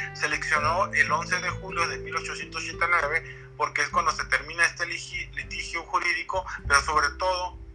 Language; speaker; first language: Spanish; native; Spanish